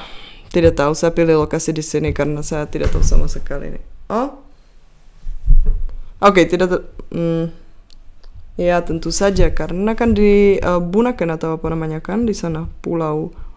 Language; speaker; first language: Indonesian; non-native, fluent; Czech